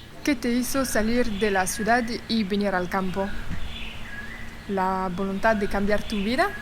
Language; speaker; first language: Spanish; non-native, fluent; French